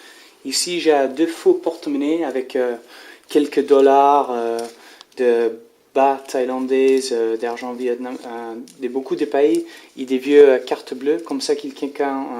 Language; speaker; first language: French; non-native, learner; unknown